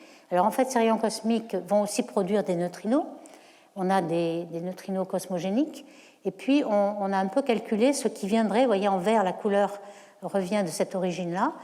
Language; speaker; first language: French; native; French